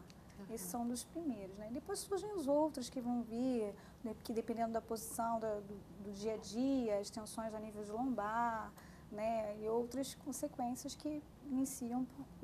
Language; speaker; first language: Portuguese; native; Portuguese